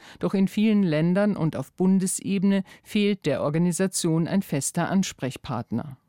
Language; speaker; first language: German; native; German